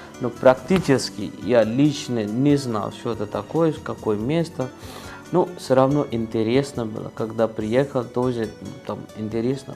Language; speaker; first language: Russian; non-native, learner; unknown